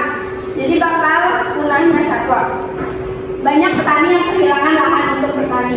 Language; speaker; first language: Indonesian; native; Indonesian